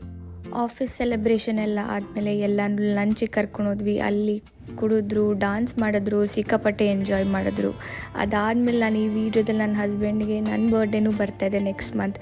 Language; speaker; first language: Kannada; native; Kannada